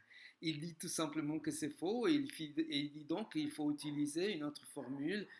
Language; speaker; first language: French; non-native, fluent; Spanish